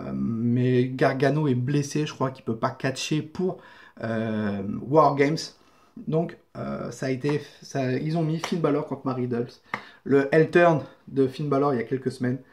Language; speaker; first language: French; native; French